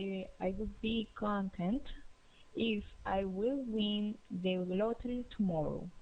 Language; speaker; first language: English; non-native, learner; Spanish